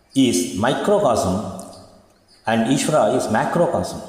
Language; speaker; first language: English; non-native, local second language; Tamil